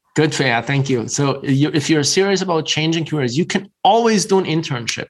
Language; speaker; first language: English; non-native, fluent; German